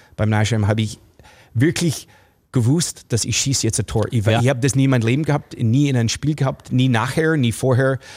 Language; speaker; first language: German; non-native, fluent; English